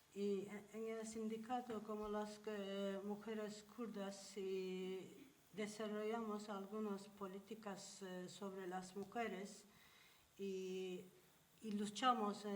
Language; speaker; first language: Spanish; non-native, learner; Turkish